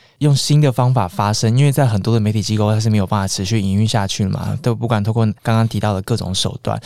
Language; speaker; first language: Chinese; native; Chinese